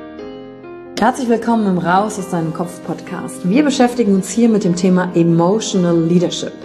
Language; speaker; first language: German; native; German